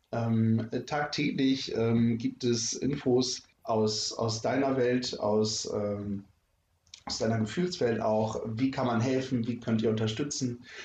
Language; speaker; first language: German; native; German